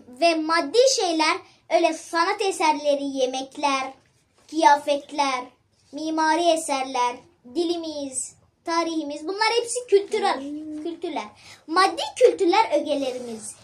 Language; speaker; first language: Turkish; early bilingual, other home language; Arabic